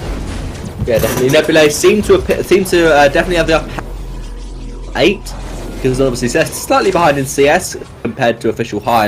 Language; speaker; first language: English; native; English